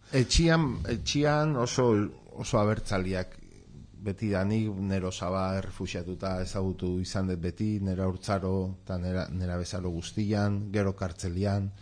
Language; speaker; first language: Basque; non-native, local second language; Spanish